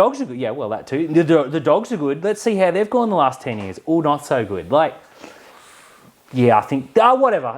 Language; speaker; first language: English; native; English